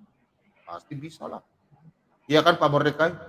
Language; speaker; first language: Indonesian; native; Indonesian